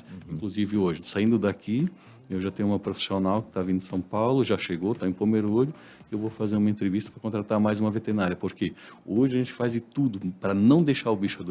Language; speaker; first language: Portuguese; native; Portuguese